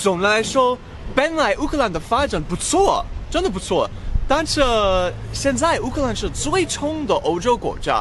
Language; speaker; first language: Chinese; non-native, fluent; English